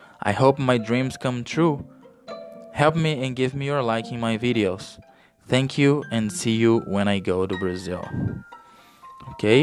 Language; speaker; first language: English; non-native, fluent; Portuguese